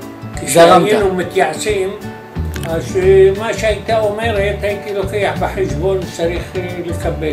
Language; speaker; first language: Hebrew; non-native, fluent; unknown